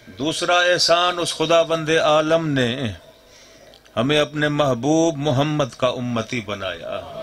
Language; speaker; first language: Urdu; non-native, local second language; Sindhi